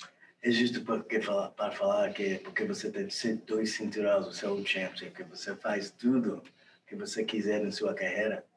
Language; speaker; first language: Portuguese; non-native, learner; English